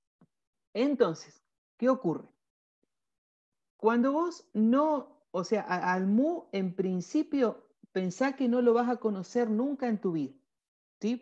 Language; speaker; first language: Spanish; native; Spanish